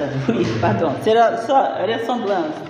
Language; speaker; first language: French; non-native, learner; Portuguese